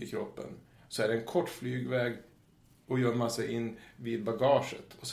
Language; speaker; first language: Swedish; native; Swedish